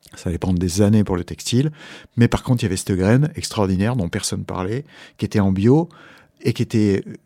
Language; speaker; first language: French; native; French